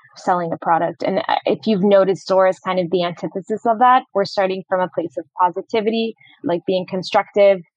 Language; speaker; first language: English; non-native, fluent; Arabic